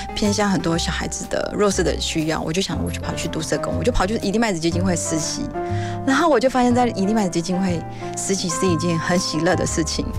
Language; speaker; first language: Chinese; native; Chinese